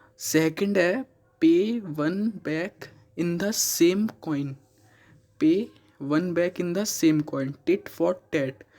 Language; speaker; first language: Hindi; native; Hindi